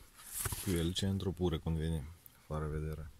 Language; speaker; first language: Italian; non-native, fluent; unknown